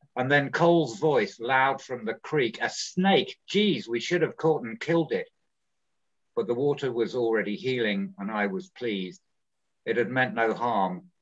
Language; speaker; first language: English; native; English